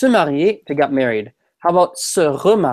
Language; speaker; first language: French; non-native, fluent; English